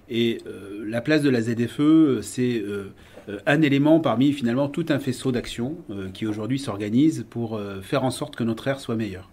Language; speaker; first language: French; native; French